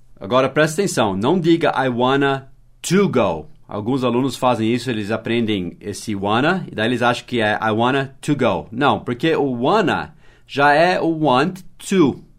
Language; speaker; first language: Portuguese; non-native, fluent; English